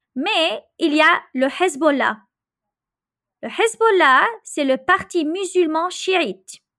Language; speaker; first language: French; non-native, local second language; Arabic